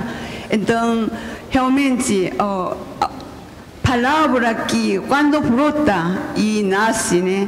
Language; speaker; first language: Portuguese; non-native, learner; Korean